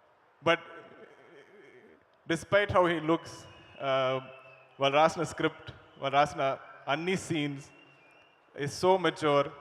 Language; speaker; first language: Telugu; non-native, learner; Malayalam